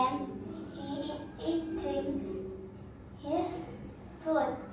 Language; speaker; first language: English; non-native, learner; Vietnamese